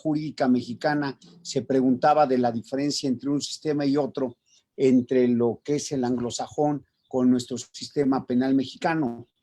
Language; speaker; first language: Spanish; native; Spanish